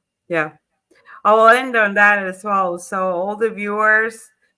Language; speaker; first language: English; non-native, fluent; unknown